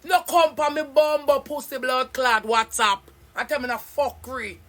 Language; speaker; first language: English; non-native, local second language; Jamaican Creole English